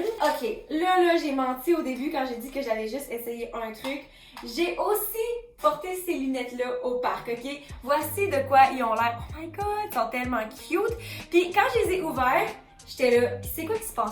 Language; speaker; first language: French; native; French